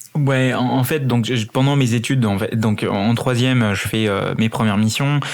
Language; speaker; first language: French; early bilingual, other home language; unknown